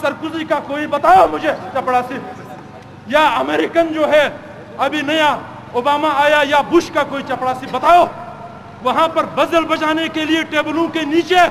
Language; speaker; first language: Urdu; non-native, local second language; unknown